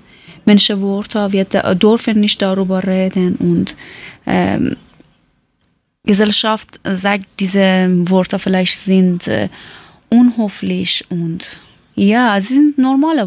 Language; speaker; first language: German; non-native, learner; Persian